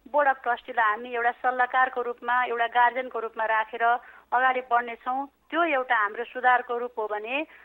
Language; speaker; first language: Nepali; native; Nepali